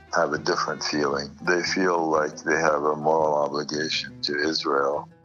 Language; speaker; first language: English; non-native, fluent; Arabic